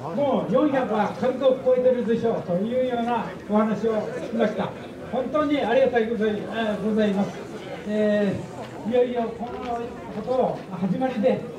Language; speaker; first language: Japanese; native; Japanese